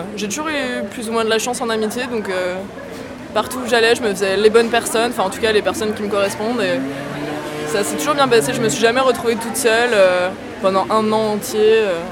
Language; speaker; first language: French; native; French